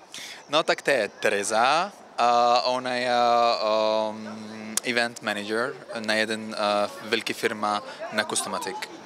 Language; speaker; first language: Czech; non-native, learner; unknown